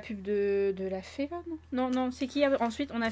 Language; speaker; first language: French; native; French